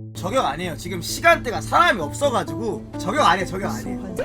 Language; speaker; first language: Korean; native; Korean